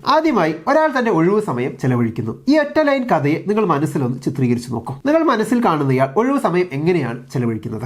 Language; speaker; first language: Malayalam; native; Malayalam